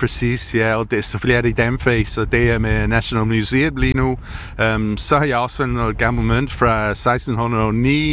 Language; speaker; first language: Danish; non-native, learner; English